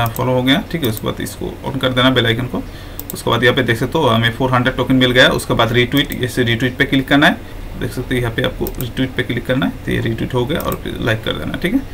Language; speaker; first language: Hindi; native; Hindi